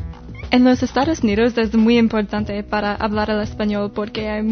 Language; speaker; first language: Spanish; non-native, learner; English